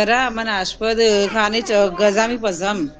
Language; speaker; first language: Persian; non-native, learner; Urdu